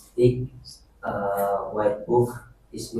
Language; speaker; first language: English; non-native, learner; Indonesian